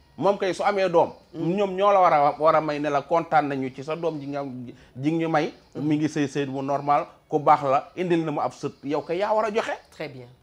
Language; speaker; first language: Wolof; native; Wolof